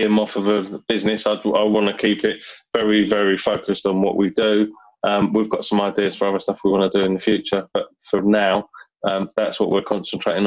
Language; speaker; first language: English; native; English